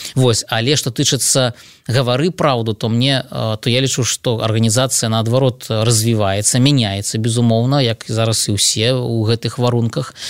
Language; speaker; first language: Belarusian; non-native, local second language; Russian